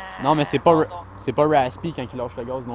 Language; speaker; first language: French; native; French